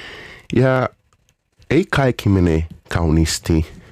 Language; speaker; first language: Finnish; non-native, learner; Portuguese